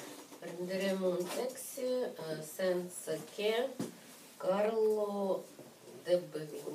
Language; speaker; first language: Italian; non-native, learner; Russian